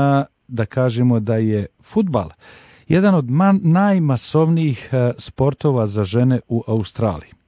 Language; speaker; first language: Serbian; native; Serbian